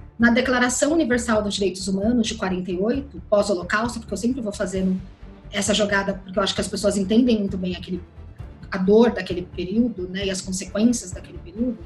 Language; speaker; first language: Portuguese; native; Portuguese